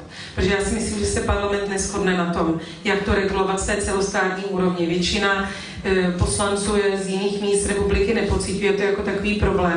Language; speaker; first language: Czech; native; Czech